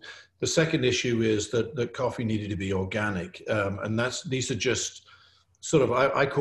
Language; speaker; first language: English; native; English